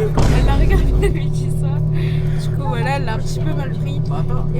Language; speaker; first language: French; native; French